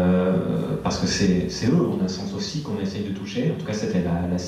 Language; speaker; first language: French; native; French